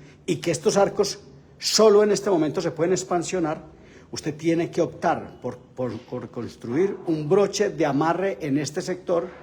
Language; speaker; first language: Spanish; native; Spanish